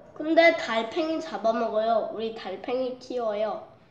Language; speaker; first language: Korean; early bilingual, heritage; Korean